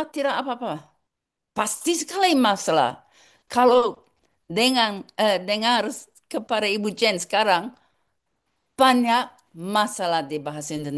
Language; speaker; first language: Indonesian; non-native, learner; English